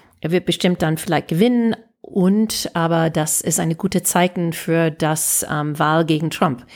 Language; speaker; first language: German; non-native, fluent; English